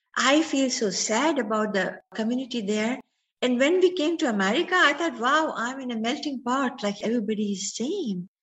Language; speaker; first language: English; non-native, local second language; Sindhi